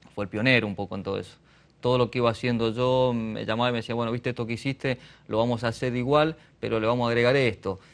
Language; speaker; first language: Spanish; native; Spanish